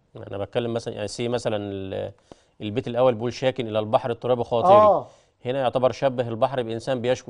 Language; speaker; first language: Arabic; native; Arabic